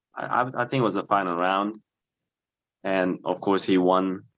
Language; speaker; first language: English; early bilingual, other home language; Korean